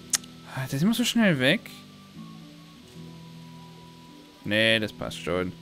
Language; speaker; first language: German; native; German